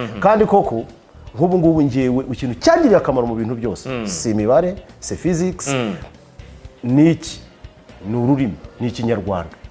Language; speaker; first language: Kinyarwanda; early bilingual, heritage; Kinyarwanda